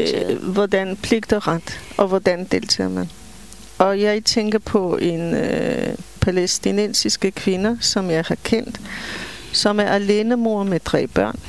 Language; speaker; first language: Danish; non-native, fluent; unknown